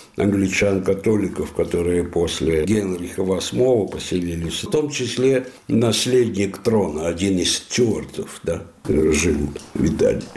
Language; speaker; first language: Russian; non-native, fluent; Italian